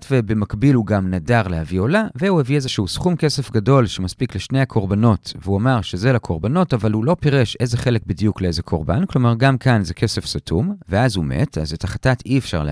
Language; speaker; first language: Hebrew; native; Hebrew